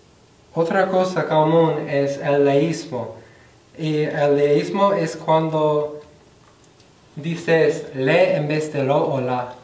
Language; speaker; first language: Spanish; non-native, fluent; English